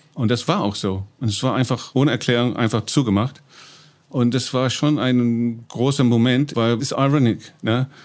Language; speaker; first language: German; non-native, fluent; English